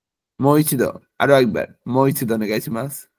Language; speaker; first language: Japanese; non-native, fluent; Bangla